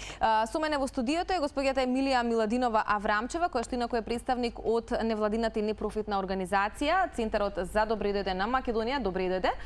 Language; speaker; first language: Macedonian; native; Macedonian